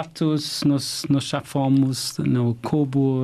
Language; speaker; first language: Portuguese; non-native, fluent; German